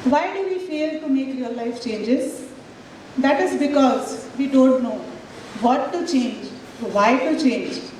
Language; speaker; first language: English; non-native, local second language; Marathi